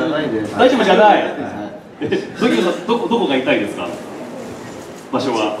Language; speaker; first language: Japanese; native; Japanese